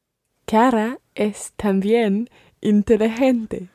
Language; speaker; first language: Spanish; non-native, learner; English